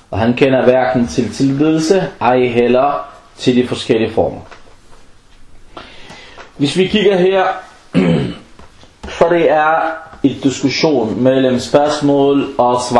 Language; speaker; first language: Danish; non-native, fluent; Arabic